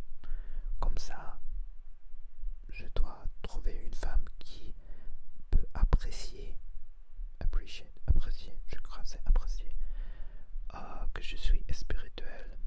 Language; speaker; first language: French; non-native, learner; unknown